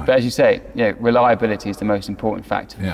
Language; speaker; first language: English; native; English